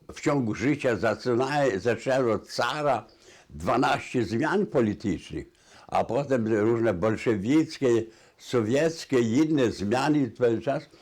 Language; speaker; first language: Polish; native; Polish